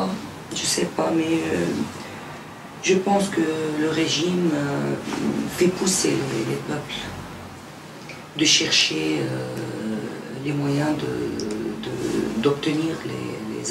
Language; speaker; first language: French; non-native, fluent; Arabic